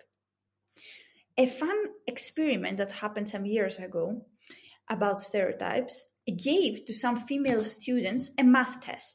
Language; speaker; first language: English; non-native, fluent; Greek